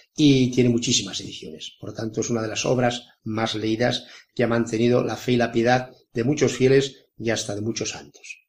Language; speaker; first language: Spanish; native; Spanish